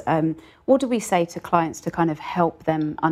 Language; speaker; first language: English; native; English